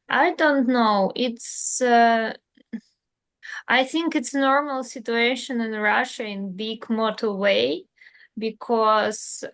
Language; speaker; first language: English; non-native, learner; Russian